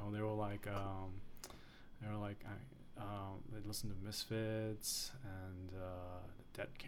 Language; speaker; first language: English; early bilingual, other home language; Chinese